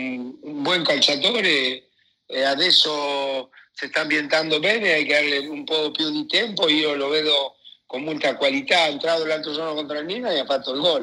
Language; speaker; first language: Italian; non-native, fluent; Spanish